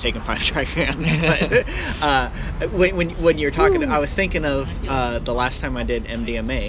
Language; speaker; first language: English; native; English